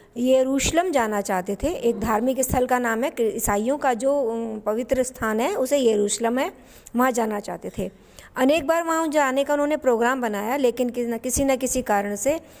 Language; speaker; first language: Hindi; native; Hindi